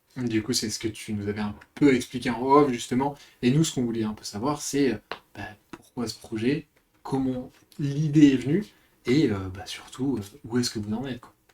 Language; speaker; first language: French; native; French